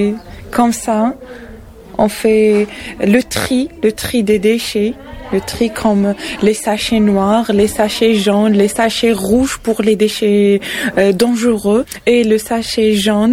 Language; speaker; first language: French; non-native, local second language; Arabic